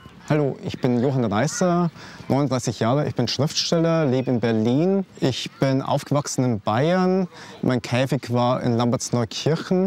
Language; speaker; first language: German; native; German